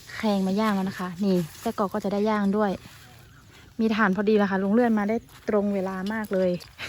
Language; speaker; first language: Thai; non-native, local second language; Western Kayah